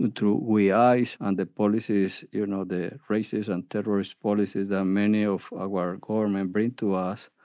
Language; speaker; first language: English; non-native, fluent; Spanish